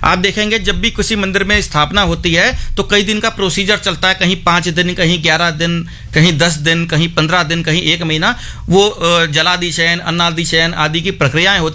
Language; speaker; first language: Hindi; native; Hindi